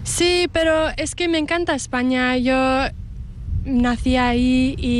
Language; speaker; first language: Spanish; early bilingual, heritage; Spanish